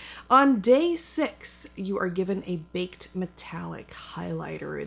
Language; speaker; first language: English; native; English